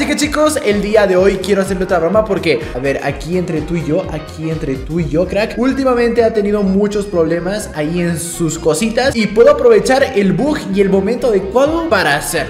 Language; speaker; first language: Spanish; native; Spanish